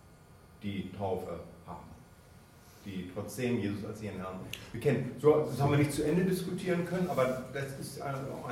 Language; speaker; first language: German; native; German